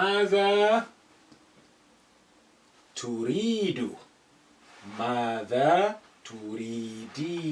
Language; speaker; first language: Arabic; non-native, fluent; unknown